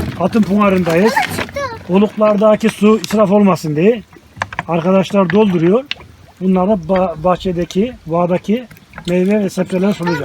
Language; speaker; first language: Turkish; native; Turkish